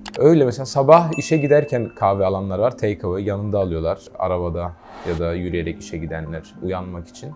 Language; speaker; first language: Turkish; early bilingual, heritage; Turkish